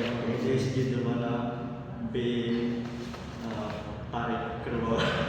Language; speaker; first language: English; non-native, learner; Indonesian